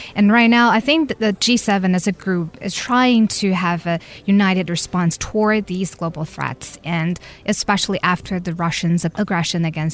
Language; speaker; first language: English; non-native, fluent; Chinese